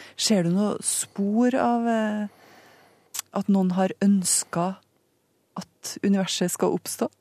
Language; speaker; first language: Norwegian; native; Norwegian